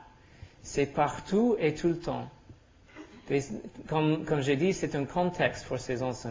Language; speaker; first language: French; non-native, learner; English